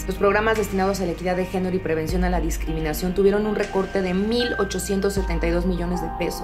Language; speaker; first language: Spanish; native; Spanish